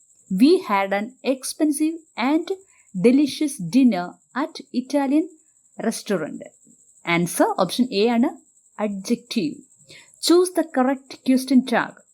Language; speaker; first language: English; non-native, local second language; Malayalam